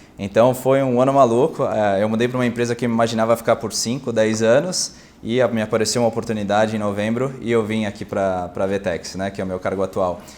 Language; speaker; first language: Portuguese; native; Portuguese